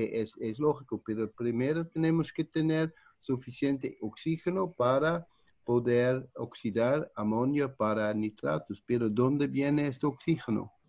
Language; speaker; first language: Spanish; non-native, fluent; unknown